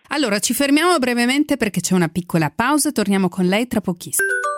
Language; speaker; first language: Italian; native; Italian